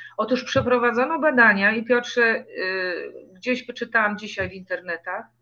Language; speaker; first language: Polish; native; Polish